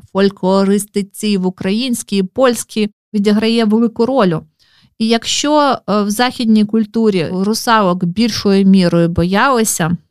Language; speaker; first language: Ukrainian; non-native, local second language; Russian